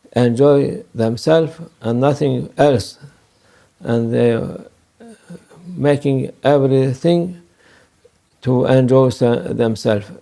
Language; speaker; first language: English; non-native, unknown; Turkish